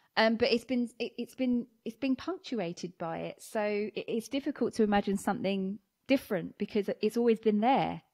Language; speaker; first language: English; native; English